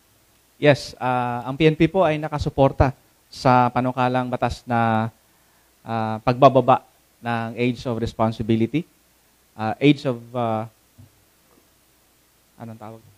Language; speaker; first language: Filipino; native; Filipino